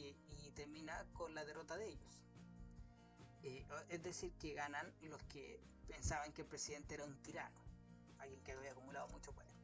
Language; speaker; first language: Spanish; native; Spanish